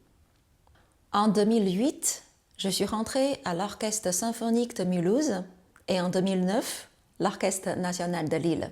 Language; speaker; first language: French; non-native, fluent; Chinese